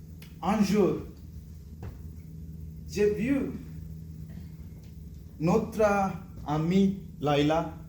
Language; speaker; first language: French; non-native, learner; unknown